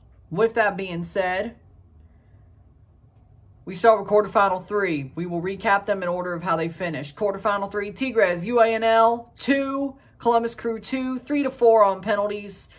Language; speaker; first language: English; native; English